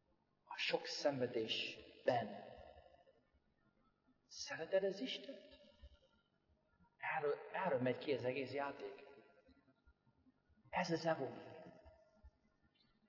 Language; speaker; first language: Hungarian; non-native, fluent; English